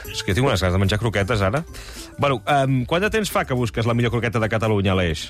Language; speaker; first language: Catalan; native; Catalan